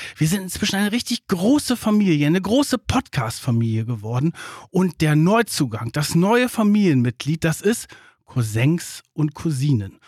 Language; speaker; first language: German; early bilingual, other home language; Turkish